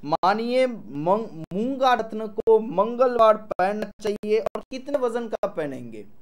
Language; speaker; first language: Hindi; non-native, local second language; Bangla